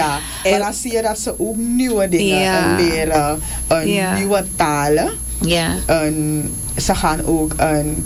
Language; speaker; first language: Dutch; non-native, local second language; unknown